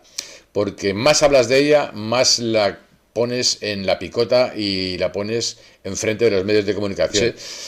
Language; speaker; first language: Spanish; native; Spanish